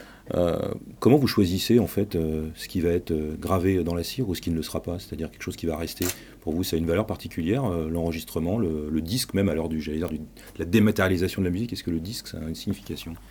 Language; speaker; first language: French; native; French